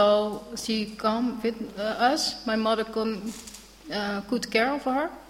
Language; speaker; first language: English; non-native, learner; Dutch